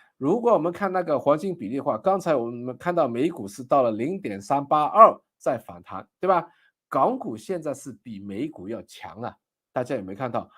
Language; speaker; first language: Chinese; non-native, local second language; Cantonese